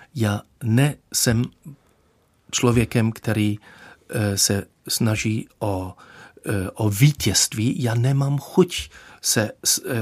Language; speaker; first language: Czech; non-native, fluent; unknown